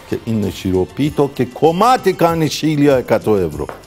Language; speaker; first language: Greek; non-native, learner; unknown